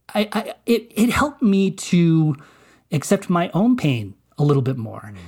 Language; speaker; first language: English; native; English